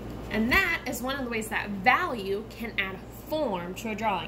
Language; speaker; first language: English; native; English